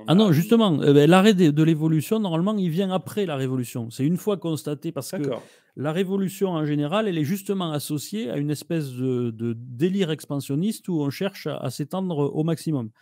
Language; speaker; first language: French; native; French